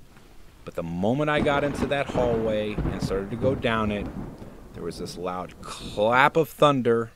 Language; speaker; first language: English; native; English